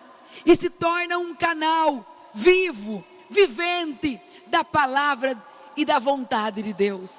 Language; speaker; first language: Portuguese; native; Portuguese